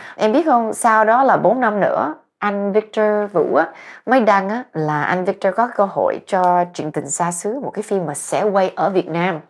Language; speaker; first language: Vietnamese; early bilingual, heritage; Vietnamese